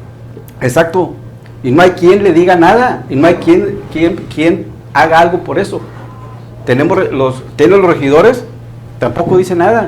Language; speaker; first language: Spanish; native; Spanish